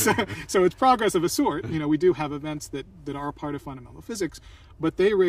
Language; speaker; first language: English; native; English